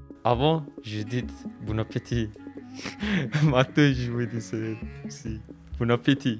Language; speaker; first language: French; non-native, learner; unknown